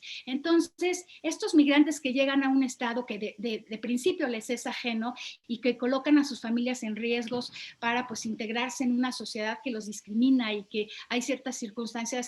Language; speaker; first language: Spanish; native; Spanish